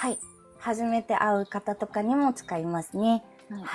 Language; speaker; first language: Japanese; non-native, fluent; Filipino